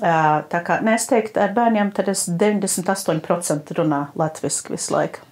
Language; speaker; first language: Latvian; early bilingual, heritage; Latvian